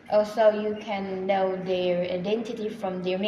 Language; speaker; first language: English; non-native, fluent; Indonesian